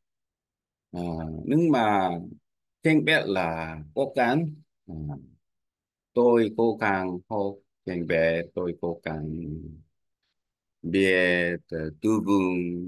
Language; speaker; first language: Vietnamese; non-native, learner; Korean